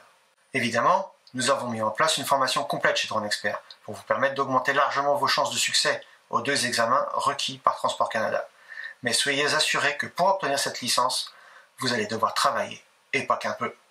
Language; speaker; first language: French; native; French